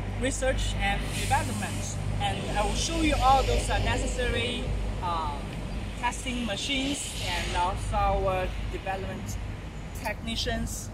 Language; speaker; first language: English; non-native, learner; Chinese